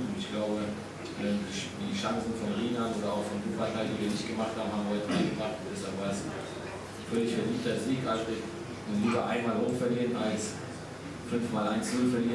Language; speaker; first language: German; native; German